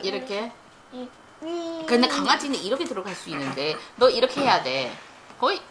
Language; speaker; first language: Korean; non-native, fluent; Chinese